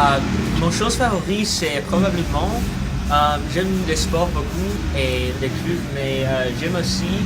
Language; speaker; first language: French; non-native, learner; English